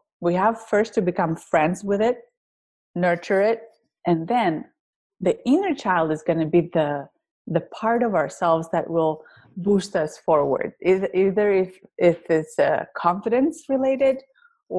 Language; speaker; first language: English; non-native, fluent; Greek